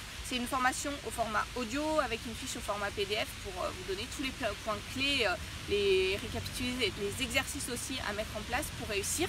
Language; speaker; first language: French; native; French